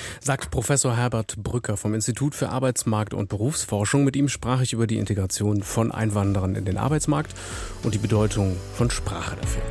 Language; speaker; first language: German; native; German